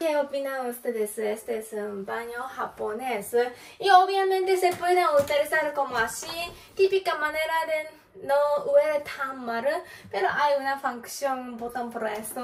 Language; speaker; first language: Spanish; non-native, learner; Japanese